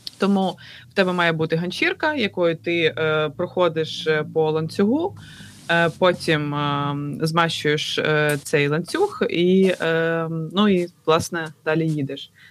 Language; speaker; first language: Ukrainian; native; Ukrainian